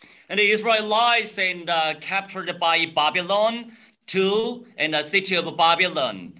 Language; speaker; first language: English; non-native, learner; Korean